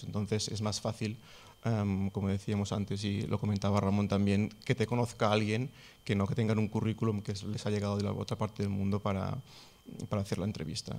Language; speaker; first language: Spanish; non-native, local second language; Catalan